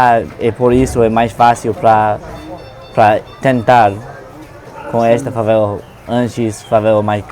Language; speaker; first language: Portuguese; non-native, learner; English